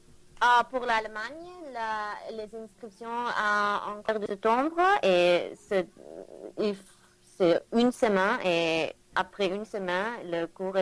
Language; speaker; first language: French; non-native, learner; German